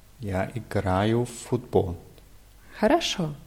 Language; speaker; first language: Russian; non-native, learner; German